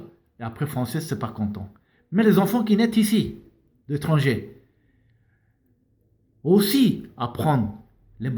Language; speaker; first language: French; non-native, learner; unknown